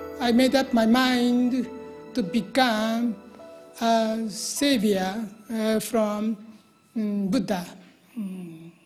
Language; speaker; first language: English; non-native, learner; Japanese